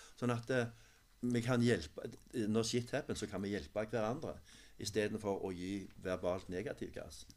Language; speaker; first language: Norwegian; native; Norwegian